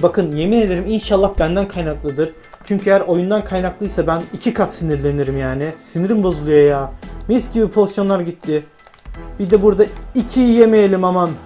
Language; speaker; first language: Turkish; native; Turkish